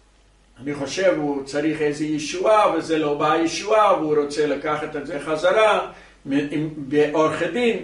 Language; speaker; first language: Hebrew; non-native, fluent; English